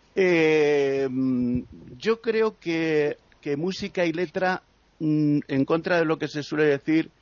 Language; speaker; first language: Spanish; native; Spanish